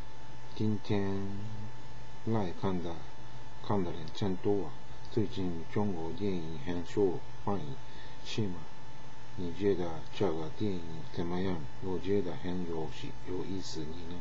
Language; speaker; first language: Chinese; non-native, learner; Japanese